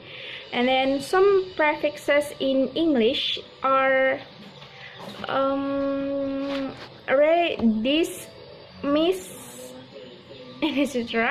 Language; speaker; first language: English; non-native, learner; Indonesian